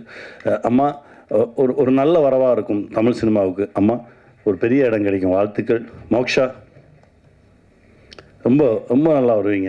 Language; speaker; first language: Tamil; native; Tamil